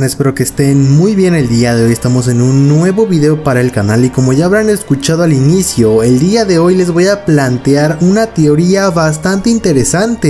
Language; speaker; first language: Spanish; native; Spanish